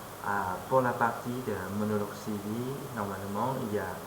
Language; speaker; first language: French; non-native, fluent; Lao